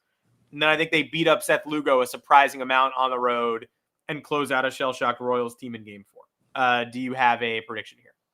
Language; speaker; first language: English; native; English